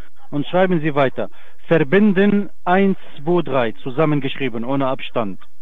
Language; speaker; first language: German; non-native, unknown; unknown